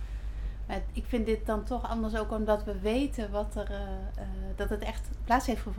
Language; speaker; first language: Dutch; native; Dutch